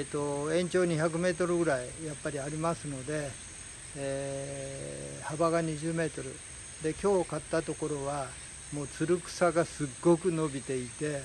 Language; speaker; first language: Japanese; native; Japanese